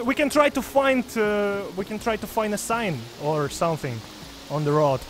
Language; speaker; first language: English; non-native, learner; Russian